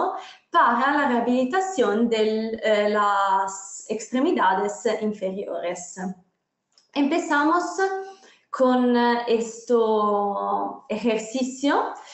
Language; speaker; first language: Spanish; non-native, fluent; Italian